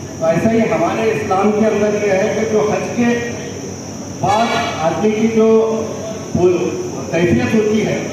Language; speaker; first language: Urdu; native; Urdu